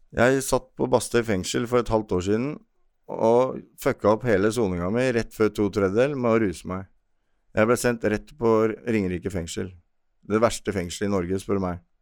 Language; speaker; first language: Norwegian; native; Norwegian